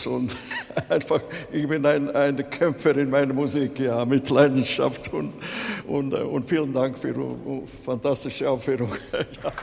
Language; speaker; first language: German; non-native, fluent; Latvian